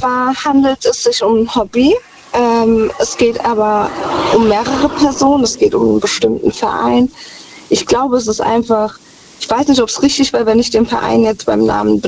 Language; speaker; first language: German; native; German